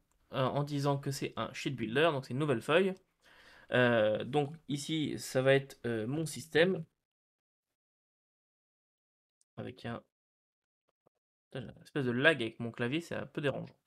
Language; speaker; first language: French; native; French